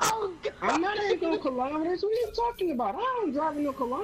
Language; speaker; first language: English; native; English